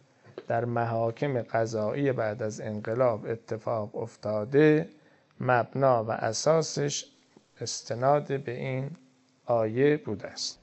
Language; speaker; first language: Persian; native; Persian